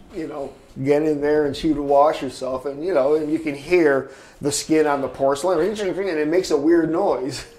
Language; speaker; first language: English; native; English